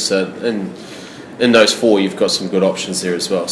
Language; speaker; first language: English; native; English